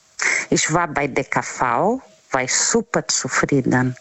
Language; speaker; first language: German; non-native, learner; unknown